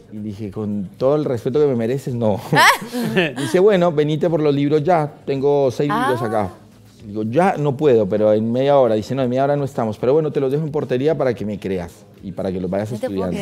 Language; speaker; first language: Spanish; native; Spanish